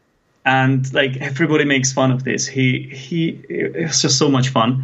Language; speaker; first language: English; non-native, fluent; Czech